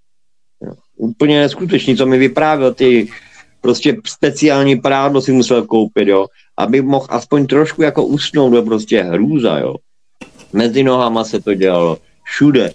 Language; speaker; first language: Czech; native; Czech